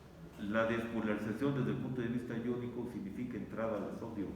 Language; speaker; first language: Spanish; native; Spanish